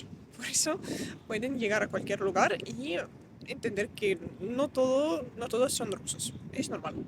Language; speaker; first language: Spanish; non-native, fluent; Russian